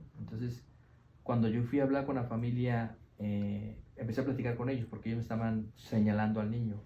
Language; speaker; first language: Spanish; native; Spanish